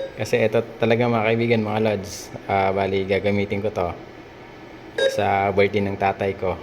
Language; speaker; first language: Filipino; native; Filipino